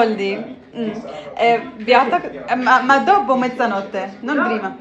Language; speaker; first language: Italian; non-native, learner; Arabic